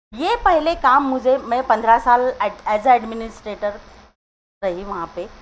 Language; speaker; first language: Hindi; non-native, local second language; Marathi